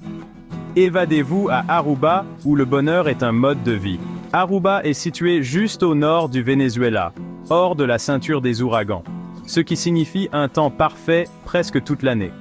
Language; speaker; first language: French; native; French